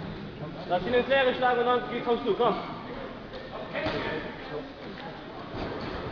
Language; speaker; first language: German; native; German